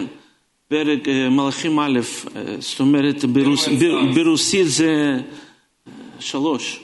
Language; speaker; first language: Hebrew; non-native, fluent; Russian